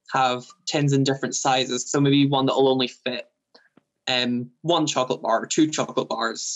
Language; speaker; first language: English; native; English